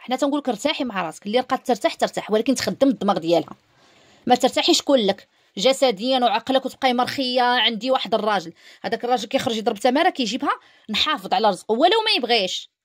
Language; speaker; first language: Arabic; native; Arabic